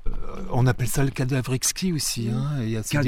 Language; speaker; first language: French; native; French